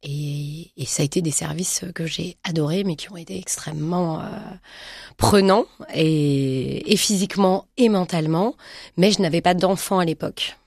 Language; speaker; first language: French; native; French